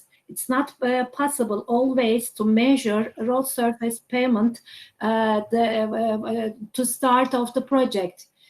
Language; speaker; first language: English; non-native, learner; Turkish